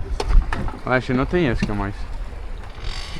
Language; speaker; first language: Portuguese; non-native, learner; English